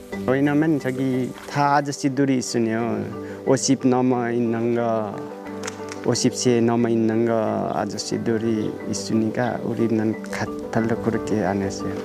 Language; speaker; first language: Korean; non-native, learner; Nepali